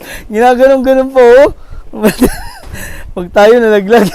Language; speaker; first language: Filipino; native; Filipino